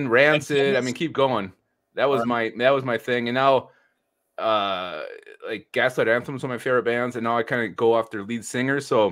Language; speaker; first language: English; native; English